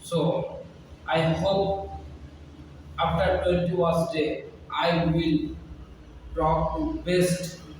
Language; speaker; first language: English; non-native, learner; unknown